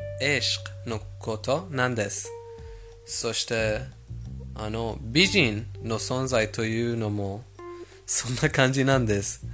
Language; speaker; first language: Japanese; non-native, fluent; Persian